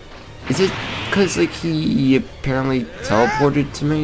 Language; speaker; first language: English; native; English